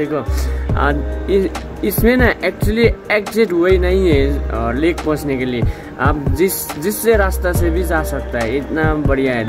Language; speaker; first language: Hindi; non-native, local second language; Nepali